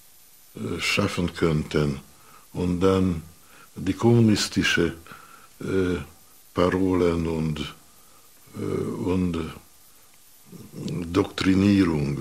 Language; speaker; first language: German; non-native, fluent; Hungarian